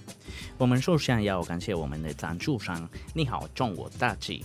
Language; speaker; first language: Chinese; non-native, fluent; Spanish